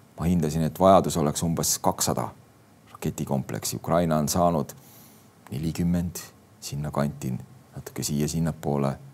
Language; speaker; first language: Estonian; native; Estonian